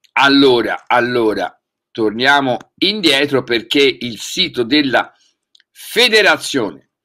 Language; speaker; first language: Italian; native; Italian